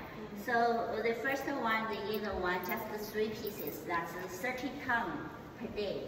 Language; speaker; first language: English; non-native, learner; Chinese